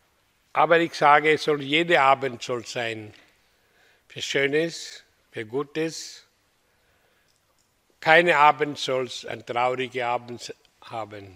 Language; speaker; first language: German; non-native, learner; Hindi